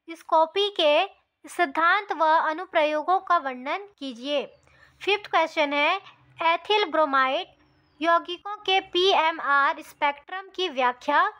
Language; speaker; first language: Hindi; native; Hindi